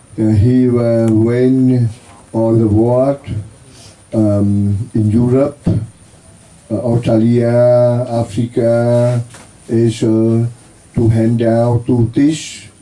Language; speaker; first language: English; non-native, learner; Vietnamese